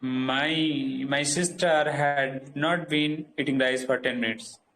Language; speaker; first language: English; non-native, local second language; Bangla